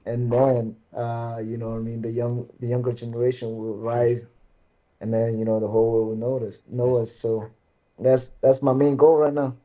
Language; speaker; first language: English; early bilingual, other home language; Burmese